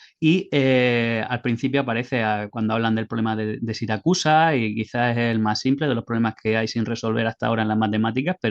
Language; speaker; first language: Spanish; native; Spanish